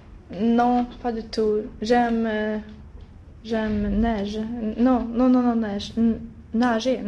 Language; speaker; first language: French; non-native, learner; Swedish